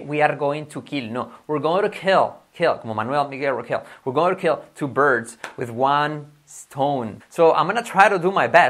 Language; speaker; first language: English; non-native, fluent; Spanish